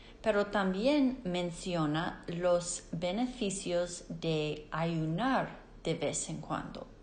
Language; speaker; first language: Spanish; non-native, fluent; English